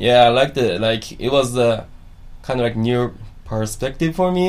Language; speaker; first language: English; non-native, fluent; Japanese